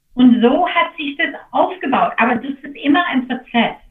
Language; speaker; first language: German; non-native, fluent; English